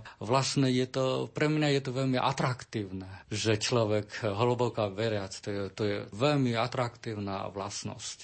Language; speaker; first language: Slovak; non-native, learner; Chinese